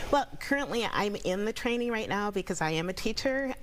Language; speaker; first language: English; native; English